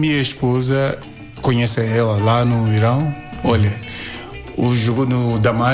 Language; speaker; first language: Portuguese; non-native, learner; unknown